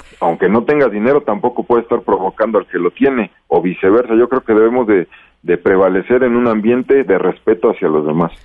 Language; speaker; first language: Spanish; native; Spanish